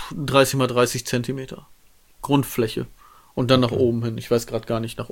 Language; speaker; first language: German; native; German